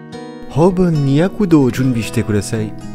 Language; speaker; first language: Japanese; non-native, learner; French